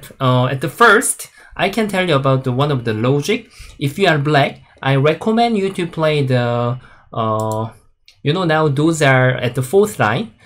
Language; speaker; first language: English; non-native, fluent; Korean